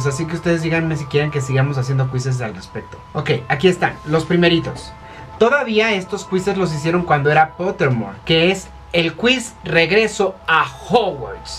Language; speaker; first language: Spanish; native; Spanish